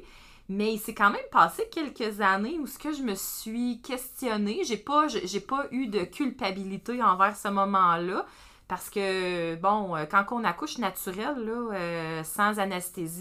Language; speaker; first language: French; native; French